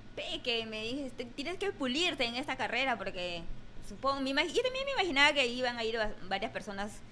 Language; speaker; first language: Spanish; native; Spanish